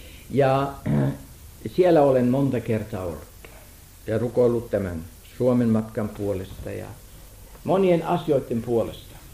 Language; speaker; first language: Finnish; non-native, fluent; German